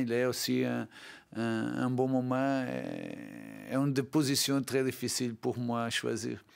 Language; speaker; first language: French; non-native, learner; Portuguese